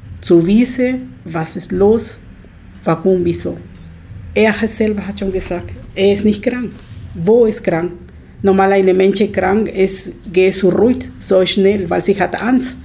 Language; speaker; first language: German; non-native, learner; Spanish